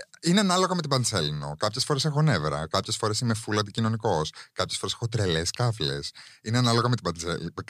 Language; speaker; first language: Greek; early bilingual, heritage; Greek